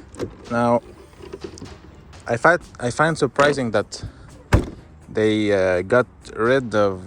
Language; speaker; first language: English; non-native, fluent; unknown